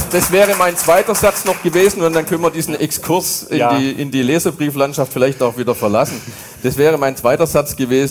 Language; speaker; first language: German; native; German